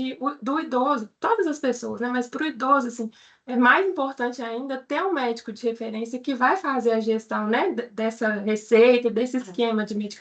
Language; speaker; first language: Portuguese; native; Portuguese